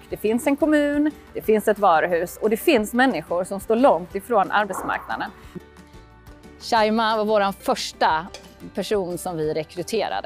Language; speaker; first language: Swedish; native; Swedish